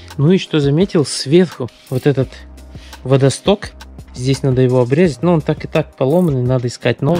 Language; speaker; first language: Russian; early bilingual, heritage; Russian